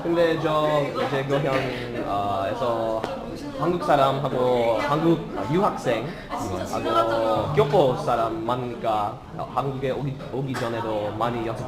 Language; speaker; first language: Korean; non-native, learner; English